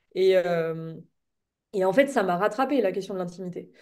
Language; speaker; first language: French; native; French